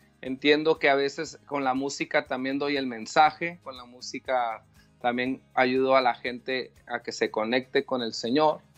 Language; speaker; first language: Spanish; native; Spanish